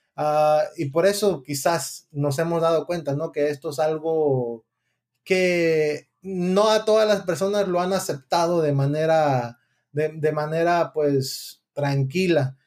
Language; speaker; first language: Spanish; early bilingual, heritage; Spanish